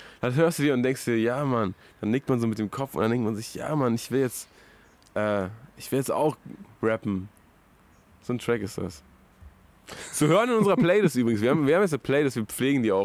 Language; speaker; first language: German; native; German